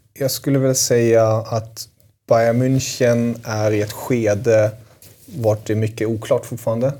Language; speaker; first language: Swedish; native; Swedish